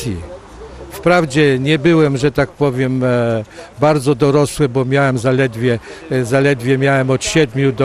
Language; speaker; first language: Polish; early bilingual, heritage; Polish